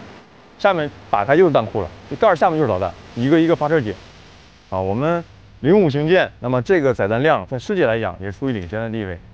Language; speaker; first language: Chinese; native; Chinese